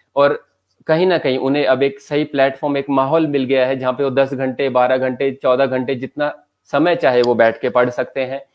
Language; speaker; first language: Hindi; native; Hindi